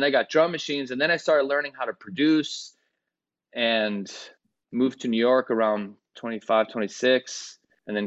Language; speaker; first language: English; early bilingual, other home language; Greek